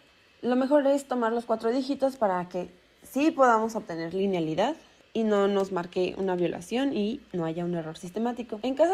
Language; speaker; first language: Spanish; native; Spanish